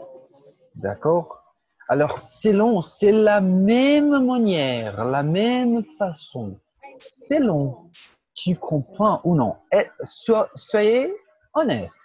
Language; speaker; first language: French; non-native, fluent; Portuguese